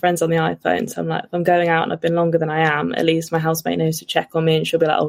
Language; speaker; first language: English; native; English